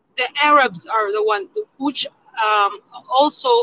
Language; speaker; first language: English; non-native, fluent; Tigrinya